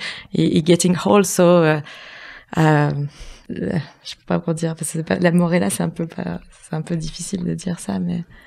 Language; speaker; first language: French; native; French